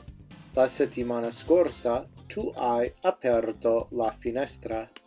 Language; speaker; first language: Italian; non-native, fluent; English